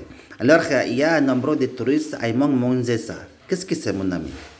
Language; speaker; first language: French; non-native, learner; Indonesian